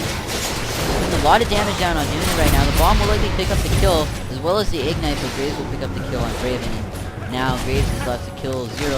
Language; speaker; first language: English; native; English